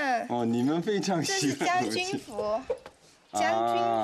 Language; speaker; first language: Chinese; non-native, fluent; Korean